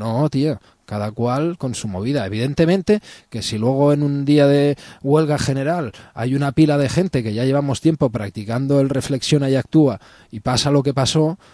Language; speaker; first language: Spanish; non-native, local second language; Catalan